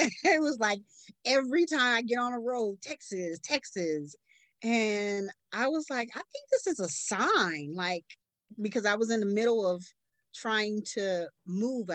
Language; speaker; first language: English; native; English